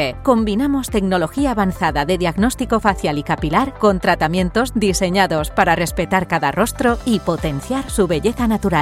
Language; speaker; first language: Spanish; native; Spanish